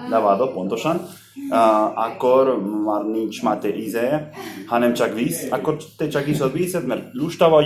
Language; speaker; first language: Hungarian; non-native, learner; Spanish